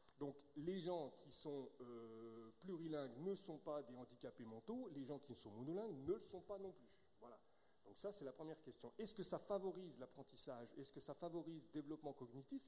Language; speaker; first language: French; native; French